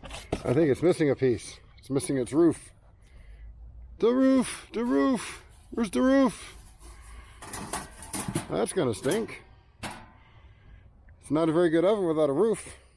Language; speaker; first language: English; native; English